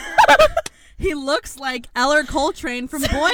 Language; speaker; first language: English; early bilingual, other home language; Spanish